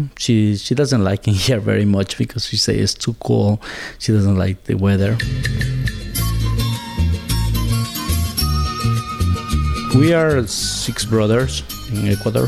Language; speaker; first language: English; non-native, learner; Spanish